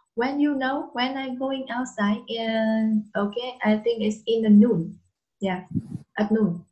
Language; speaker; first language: English; non-native, fluent; Vietnamese